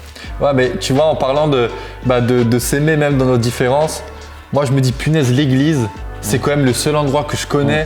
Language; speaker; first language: French; native; French